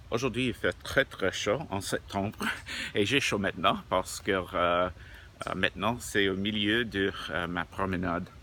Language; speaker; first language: French; non-native, learner; English